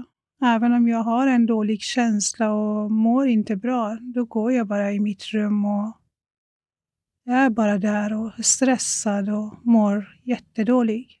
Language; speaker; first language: Swedish; non-native, fluent; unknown